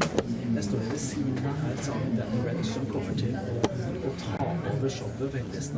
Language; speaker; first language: Norwegian; native; Norwegian